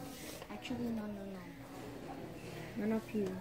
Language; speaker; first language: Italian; early bilingual, heritage; English